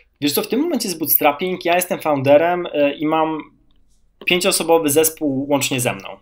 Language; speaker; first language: Polish; native; Polish